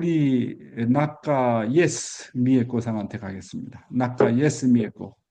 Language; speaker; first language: Korean; native; Korean